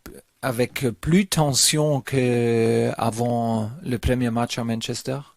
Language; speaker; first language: French; non-native, learner; German